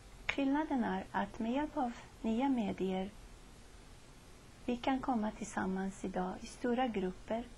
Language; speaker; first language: Swedish; non-native, fluent; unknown